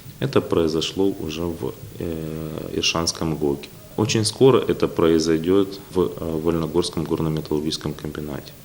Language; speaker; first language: Russian; native; Russian